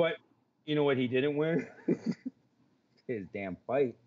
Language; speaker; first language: English; native; English